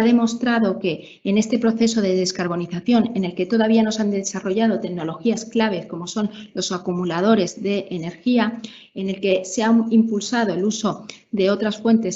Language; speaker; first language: Spanish; native; Spanish